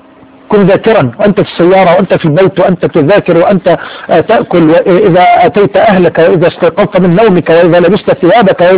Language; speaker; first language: Arabic; native; Arabic